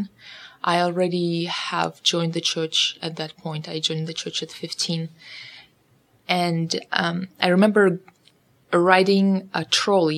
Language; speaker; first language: English; non-native, fluent; Russian